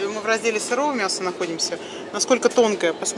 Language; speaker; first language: Russian; native; Russian